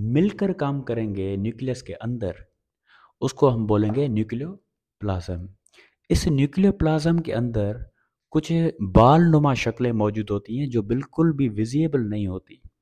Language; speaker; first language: Urdu; non-native, local second language; Sindhi